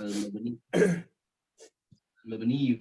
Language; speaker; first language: Arabic; non-native, fluent; Indonesian